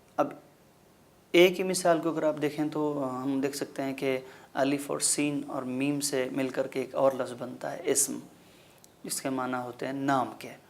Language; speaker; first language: Urdu; native; Urdu